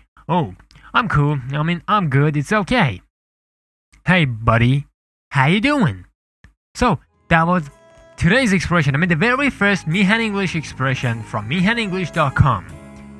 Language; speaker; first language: English; non-native, fluent; Persian